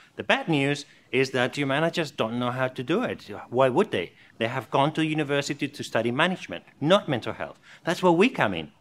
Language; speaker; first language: English; non-native, fluent; Spanish